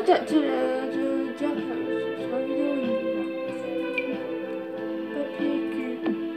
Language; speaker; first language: French; native; French